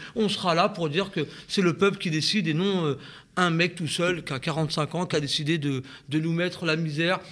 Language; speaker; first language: French; native; French